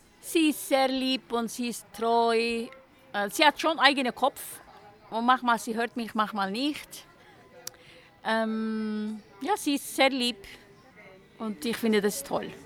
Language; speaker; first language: German; non-native, learner; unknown